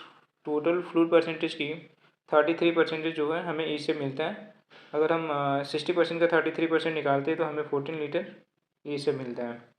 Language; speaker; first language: Hindi; native; Hindi